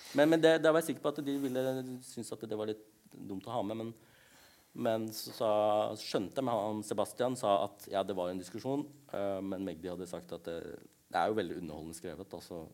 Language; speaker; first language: Norwegian; early bilingual, other home language; Tamil